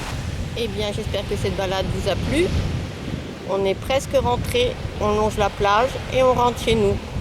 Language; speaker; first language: French; native; French